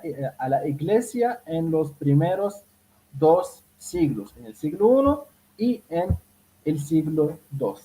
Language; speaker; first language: Spanish; non-native, fluent; Arabic